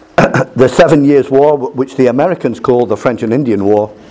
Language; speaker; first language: English; native; English